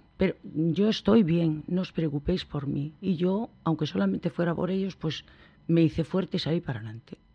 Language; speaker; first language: Spanish; native; Spanish